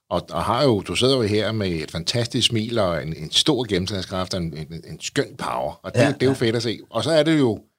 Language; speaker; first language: Danish; native; Danish